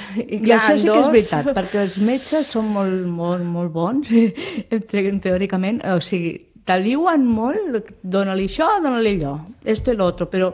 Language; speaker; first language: Catalan; non-native, local second language; Spanish